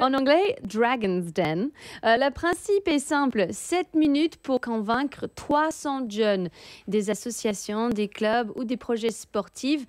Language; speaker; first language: French; native; French